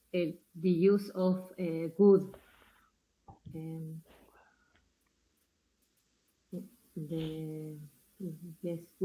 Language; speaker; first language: English; non-native, learner; Spanish